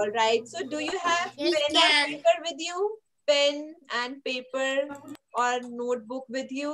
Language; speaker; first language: English; non-native, local second language; Hindi